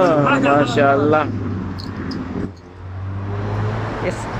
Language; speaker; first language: Arabic; non-native, learner; Filipino